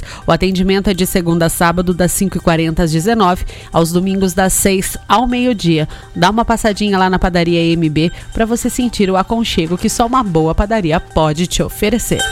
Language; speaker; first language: Portuguese; native; Portuguese